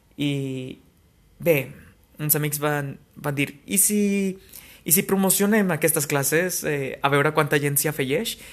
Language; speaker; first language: Catalan; non-native, fluent; Spanish